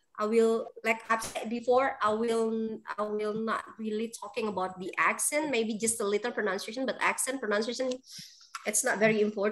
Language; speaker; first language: English; non-native, fluent; Indonesian